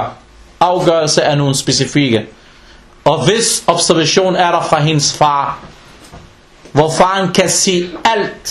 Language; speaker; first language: Danish; non-native, fluent; Arabic